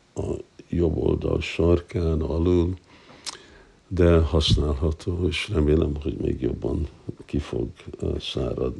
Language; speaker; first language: Hungarian; non-native, fluent; English